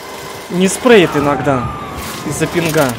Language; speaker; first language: Russian; native; Russian